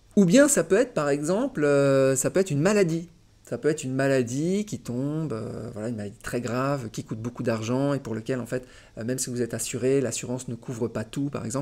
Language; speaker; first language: French; native; French